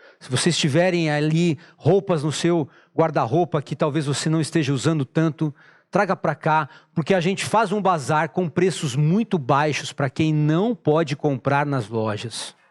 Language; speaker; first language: Portuguese; native; Portuguese